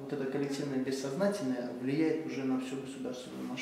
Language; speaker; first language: Russian; native; Russian